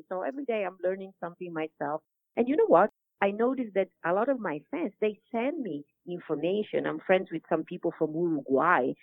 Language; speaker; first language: English; non-native, fluent; Italian